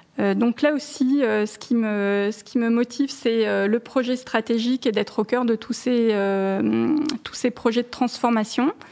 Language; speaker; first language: French; early bilingual, other home language; Arabic